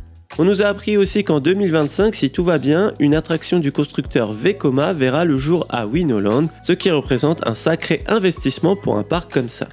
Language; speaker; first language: French; native; French